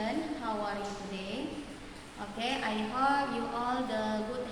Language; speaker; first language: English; non-native, learner; Indonesian